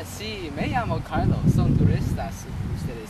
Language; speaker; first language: Spanish; non-native, learner; English